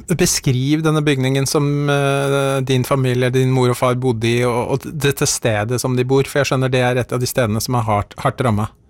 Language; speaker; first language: Norwegian; native; Norwegian